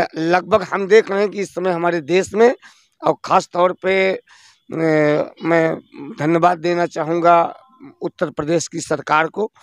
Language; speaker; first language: Hindi; native; Hindi